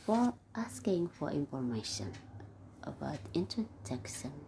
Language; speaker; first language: English; non-native, learner; Indonesian